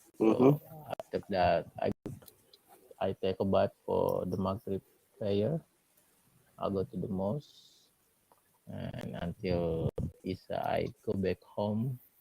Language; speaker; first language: English; non-native, learner; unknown